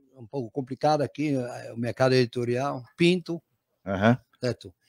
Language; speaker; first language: Portuguese; non-native, fluent; Dutch